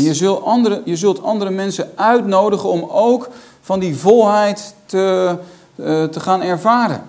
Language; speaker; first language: Dutch; native; Dutch